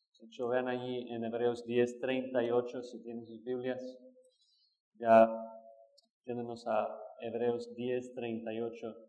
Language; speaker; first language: Spanish; non-native, fluent; English